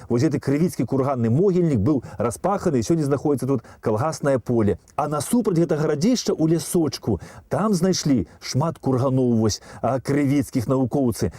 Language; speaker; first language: Belarusian; native; Belarusian